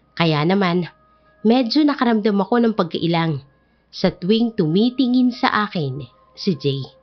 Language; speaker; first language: Filipino; native; Filipino